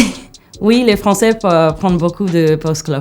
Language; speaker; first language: French; non-native, fluent; English